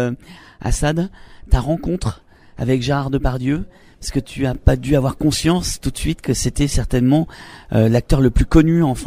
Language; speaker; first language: French; native; French